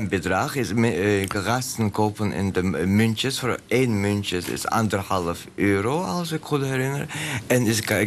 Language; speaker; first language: Dutch; non-native, learner; Russian